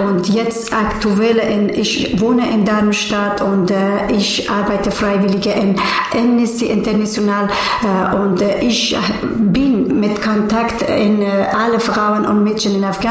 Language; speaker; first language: German; non-native, learner; Persian